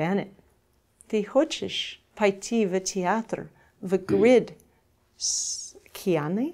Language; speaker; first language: Russian; non-native, fluent; English